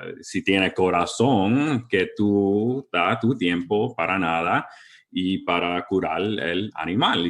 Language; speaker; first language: Spanish; early bilingual, heritage; English